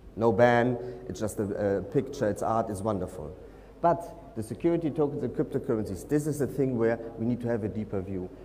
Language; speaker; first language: English; non-native, fluent; German